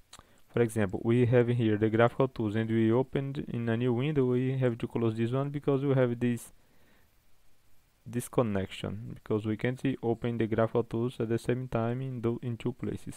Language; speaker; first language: English; non-native, fluent; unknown